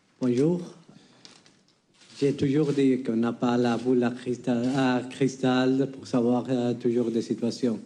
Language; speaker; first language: French; non-native, fluent; Spanish